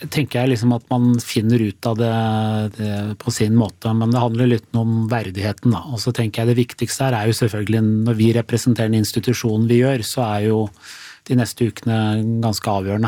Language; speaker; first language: Norwegian; native; Norwegian